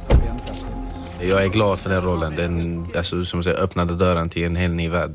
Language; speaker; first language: Swedish; non-native, fluent; Arabic